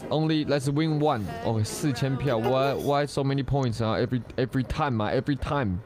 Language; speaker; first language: English; non-native, learner; Chinese